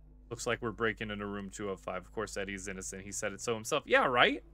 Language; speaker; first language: English; native; English